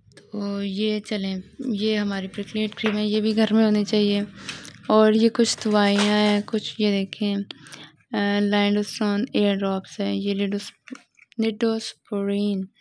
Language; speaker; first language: Urdu; non-native, local second language; Pashto